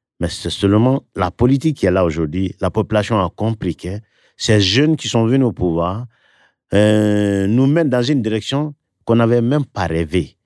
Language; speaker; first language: French; non-native, local second language; Bambara